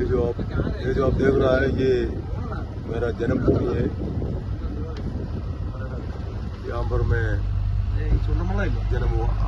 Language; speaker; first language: Hindi; non-native, local second language; Malayalam